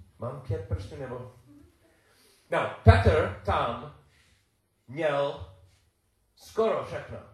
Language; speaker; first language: Czech; non-native, learner; English